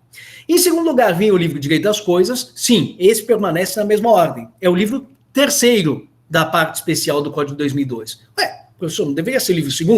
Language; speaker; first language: Portuguese; native; Portuguese